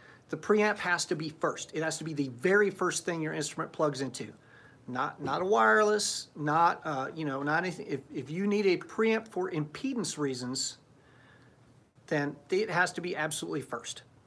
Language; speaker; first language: English; native; English